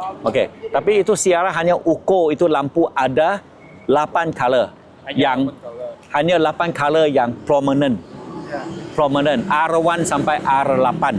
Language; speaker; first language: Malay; non-native, local second language; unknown